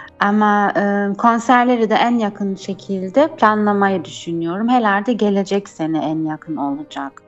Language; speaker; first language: Turkish; early bilingual, heritage; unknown